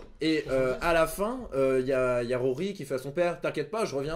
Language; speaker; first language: French; native; French